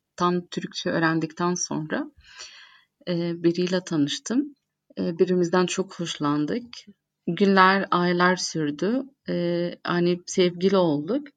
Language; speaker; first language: Turkish; non-native, fluent; Arabic